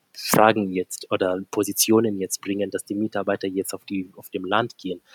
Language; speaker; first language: German; non-native, fluent; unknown